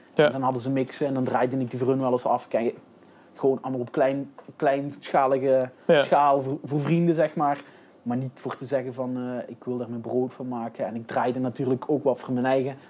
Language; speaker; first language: Dutch; native; Dutch